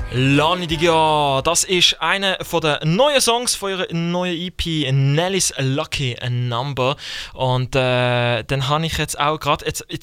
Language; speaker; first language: German; native; German